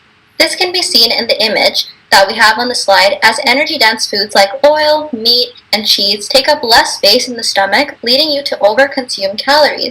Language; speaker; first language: English; native; English